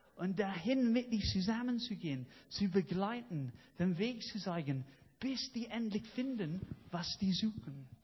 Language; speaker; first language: German; non-native, fluent; English